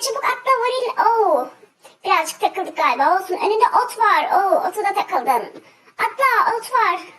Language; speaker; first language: Turkish; native; Turkish